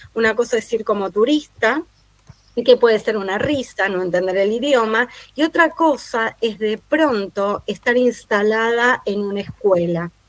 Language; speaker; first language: Spanish; native; Spanish